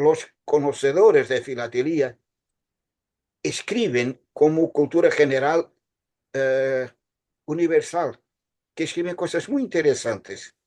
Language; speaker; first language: Spanish; non-native, fluent; Portuguese